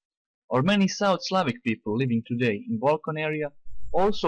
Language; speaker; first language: English; non-native, fluent; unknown